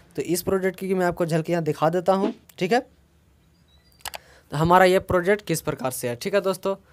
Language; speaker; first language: Hindi; native; Hindi